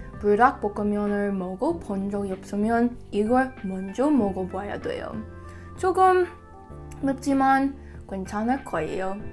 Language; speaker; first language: Korean; non-native, learner; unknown